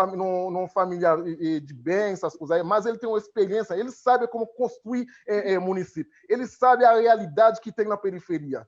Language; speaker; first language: Portuguese; non-native, fluent; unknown